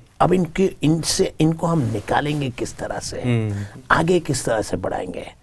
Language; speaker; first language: Urdu; native; Urdu